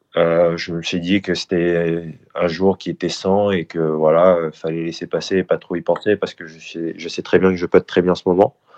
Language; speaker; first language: French; early bilingual, other home language; Korean